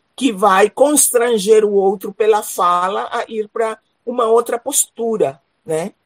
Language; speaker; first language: Portuguese; non-native, fluent; Spanish